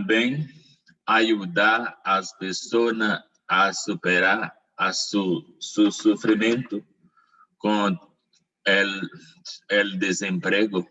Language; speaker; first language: Portuguese; non-native, learner; Spanish